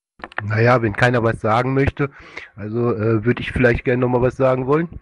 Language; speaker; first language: German; native; German